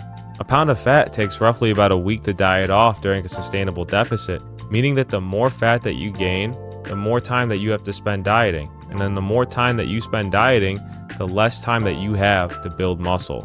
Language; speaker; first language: English; native; English